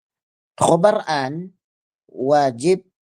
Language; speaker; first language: Arabic; non-native, fluent; Indonesian